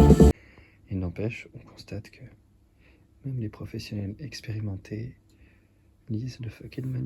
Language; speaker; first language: French; native; French